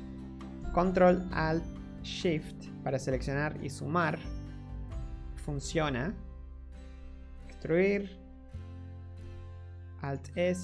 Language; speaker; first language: Spanish; native; Spanish